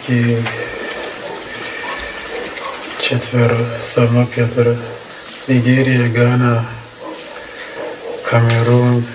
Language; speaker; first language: Russian; non-native, learner; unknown